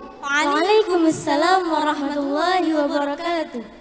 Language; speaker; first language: Arabic; non-native, learner; Indonesian